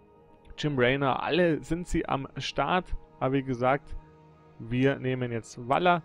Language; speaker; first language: German; native; German